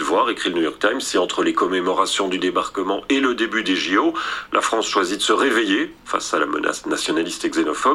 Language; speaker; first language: French; native; French